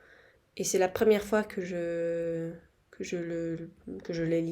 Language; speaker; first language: French; non-native, fluent; Spanish